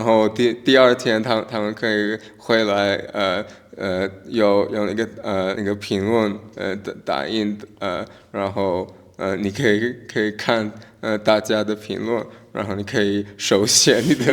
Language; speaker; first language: Chinese; non-native, learner; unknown